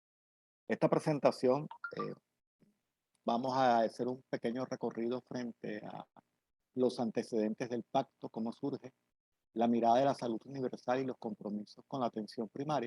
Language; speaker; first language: Spanish; native; Spanish